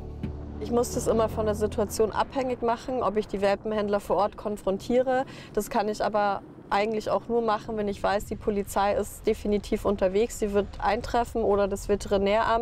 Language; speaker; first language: German; native; German